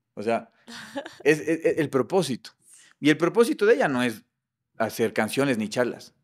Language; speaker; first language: Spanish; native; Spanish